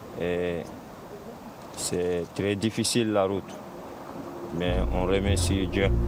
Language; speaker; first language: French; non-native, fluent; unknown